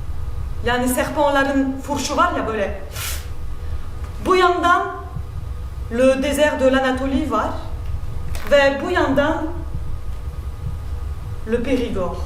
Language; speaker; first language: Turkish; early bilingual, heritage; Turkish